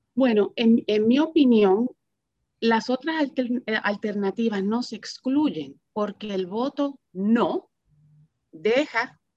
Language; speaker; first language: Spanish; native; Spanish